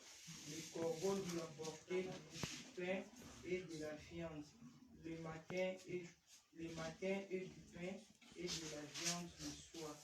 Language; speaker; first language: French; non-native, local second language; Lingala